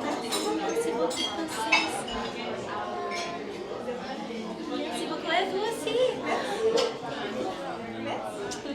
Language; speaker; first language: French; non-native, learner; English